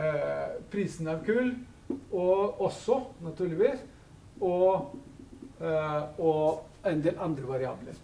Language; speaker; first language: Norwegian; non-native, fluent; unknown